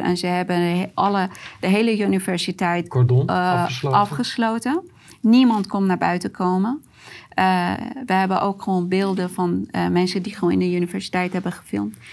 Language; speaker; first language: Dutch; non-native, fluent; Persian